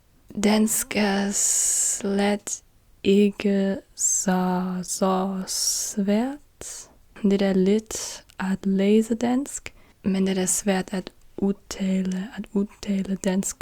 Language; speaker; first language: Danish; non-native, learner; German